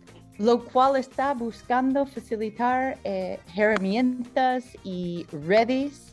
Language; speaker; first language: Spanish; non-native, fluent; English